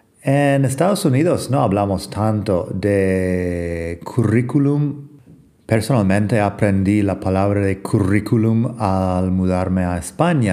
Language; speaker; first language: Spanish; non-native, fluent; English